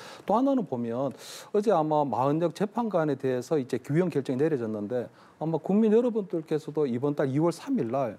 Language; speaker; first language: Korean; native; Korean